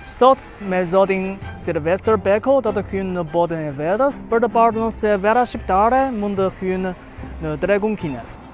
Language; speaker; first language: Albanian; non-native, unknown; Chinese